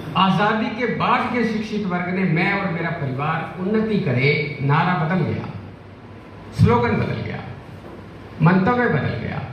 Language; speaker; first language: Hindi; native; Hindi